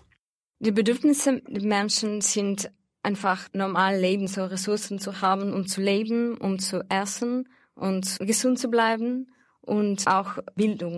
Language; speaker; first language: German; non-native, fluent; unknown